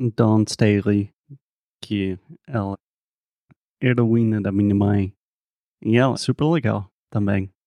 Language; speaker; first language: Portuguese; non-native, fluent; English